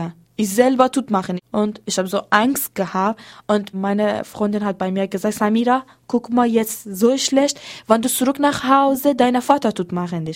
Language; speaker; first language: German; non-native, learner; Persian